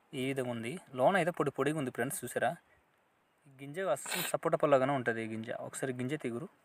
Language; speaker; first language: Telugu; native; Telugu